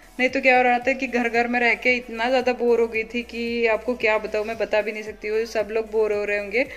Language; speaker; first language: Hindi; non-native, local second language; Marathi